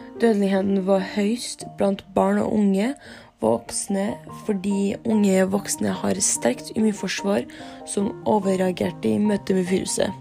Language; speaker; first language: Norwegian; early bilingual, other home language; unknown